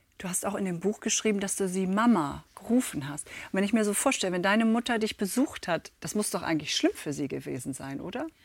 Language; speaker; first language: German; native; German